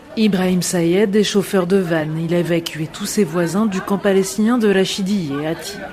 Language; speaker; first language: French; native; French